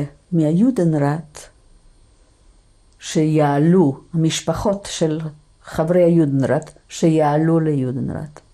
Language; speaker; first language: Hebrew; non-native, fluent; Polish